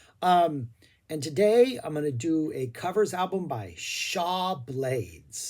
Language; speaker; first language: English; native; English